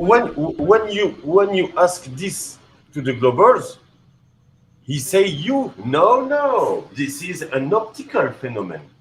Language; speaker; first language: English; non-native, learner; French